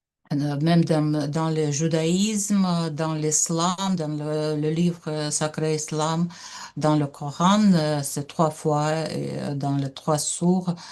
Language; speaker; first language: French; non-native, learner; Russian